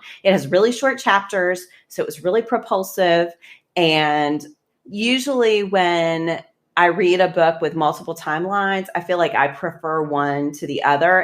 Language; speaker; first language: English; native; English